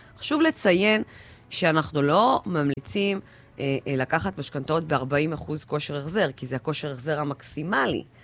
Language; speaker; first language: Hebrew; early bilingual, other home language; Russian